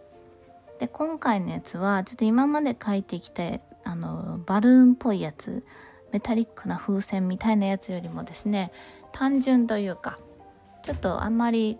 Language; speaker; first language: Japanese; native; Japanese